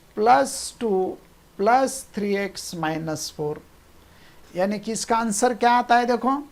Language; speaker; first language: Hindi; non-native, local second language; Marathi